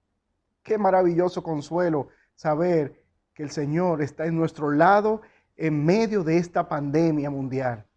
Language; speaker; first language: Spanish; native; Spanish